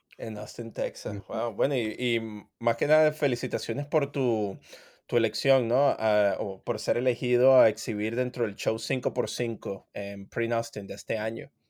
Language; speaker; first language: Spanish; native; Spanish